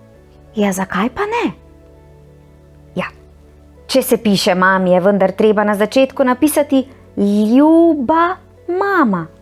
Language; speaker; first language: Slovenian; native; Slovenian